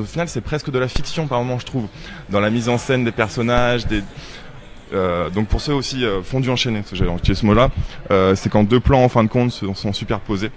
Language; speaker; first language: French; native; French